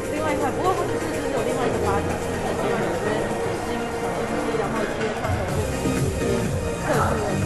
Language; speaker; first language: Chinese; native; Chinese